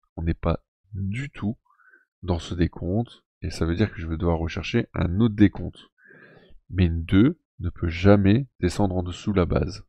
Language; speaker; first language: French; native; French